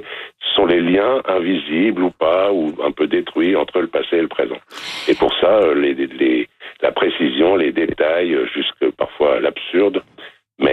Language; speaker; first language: French; native; French